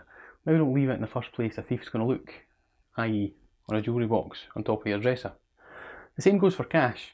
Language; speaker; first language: English; native; English